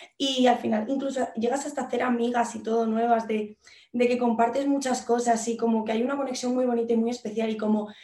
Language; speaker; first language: Spanish; native; Spanish